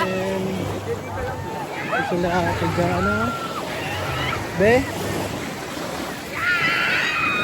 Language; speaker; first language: Filipino; native; Filipino